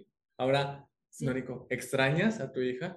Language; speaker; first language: Spanish; native; Spanish